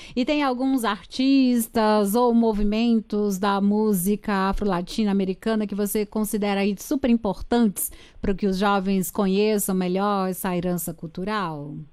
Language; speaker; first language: Portuguese; native; Portuguese